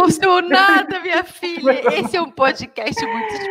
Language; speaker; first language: Portuguese; native; Portuguese